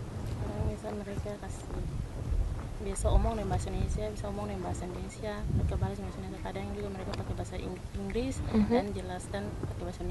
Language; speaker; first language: Indonesian; non-native, learner; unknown